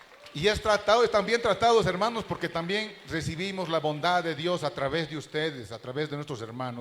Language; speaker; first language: Spanish; native; Spanish